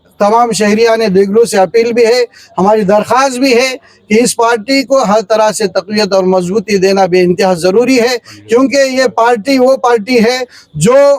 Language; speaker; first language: Urdu; native; Urdu